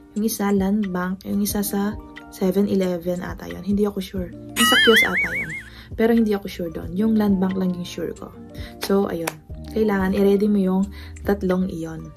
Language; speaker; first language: Filipino; non-native, local second language; Pampanga